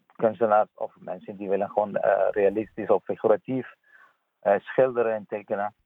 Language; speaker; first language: Dutch; non-native, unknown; Persian